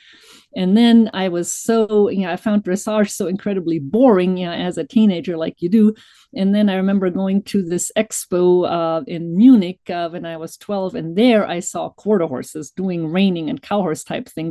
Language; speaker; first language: English; non-native, fluent; German